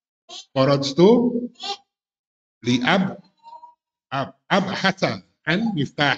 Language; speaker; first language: Arabic; non-native, fluent; Indonesian